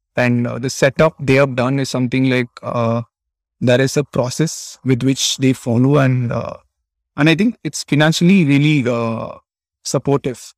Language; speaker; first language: English; non-native, local second language; Tamil